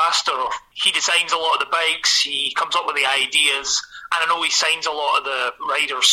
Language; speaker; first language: English; native; English